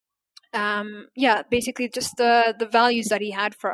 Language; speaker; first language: English; non-native, fluent; Amharic